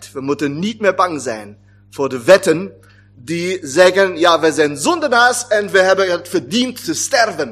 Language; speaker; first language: Dutch; non-native, fluent; German